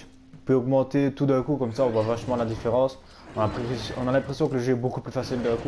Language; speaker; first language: French; native; French